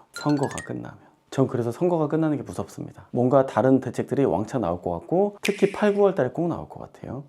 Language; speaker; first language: Korean; native; Korean